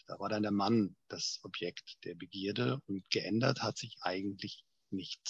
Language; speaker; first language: German; native; German